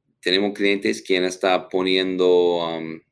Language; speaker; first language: Spanish; non-native, fluent; English